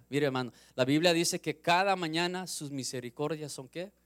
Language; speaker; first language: Spanish; early bilingual, heritage; Spanish